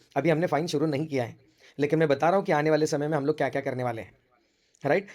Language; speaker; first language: Hindi; non-native, local second language; Marathi